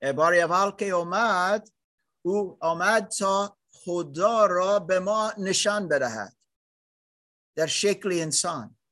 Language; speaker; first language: Persian; non-native, learner; German